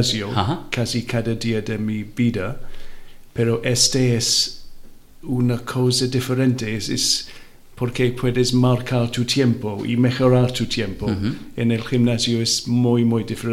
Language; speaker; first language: Spanish; non-native, learner; Welsh